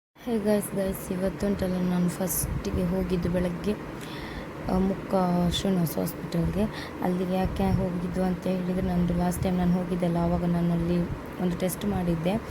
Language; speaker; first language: Kannada; non-native, local second language; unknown